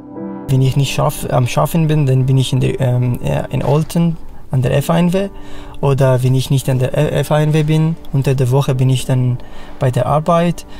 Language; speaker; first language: German; non-native, fluent; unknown